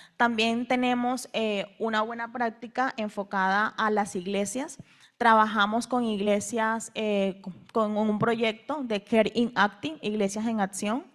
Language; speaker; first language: Spanish; native; Spanish